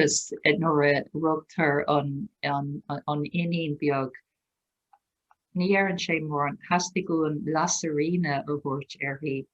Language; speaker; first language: Irish; non-native, local second language; English